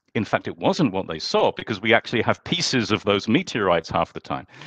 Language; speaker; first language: English; native; English